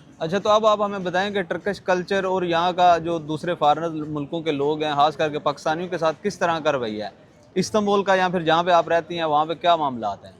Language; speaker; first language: Urdu; non-native, local second language; Punjabi